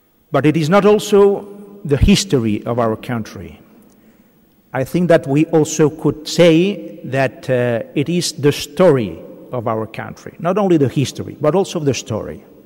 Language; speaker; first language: English; non-native, fluent; Catalan